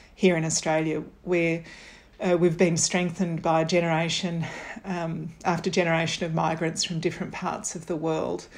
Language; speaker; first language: English; native; English